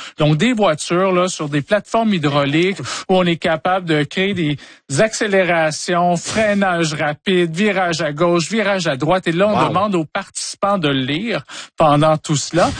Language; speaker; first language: French; native; French